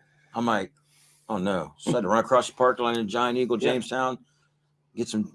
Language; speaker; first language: English; native; English